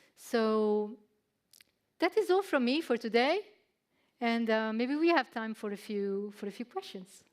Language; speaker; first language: English; non-native, fluent; Italian